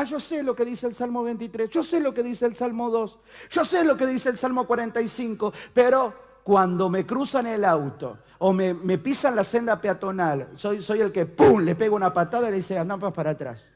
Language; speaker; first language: Spanish; native; Spanish